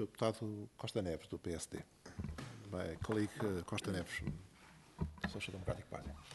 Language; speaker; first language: English; non-native, fluent; Portuguese